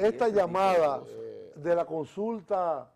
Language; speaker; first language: Spanish; native; Spanish